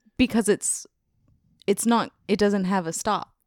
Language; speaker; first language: English; native; English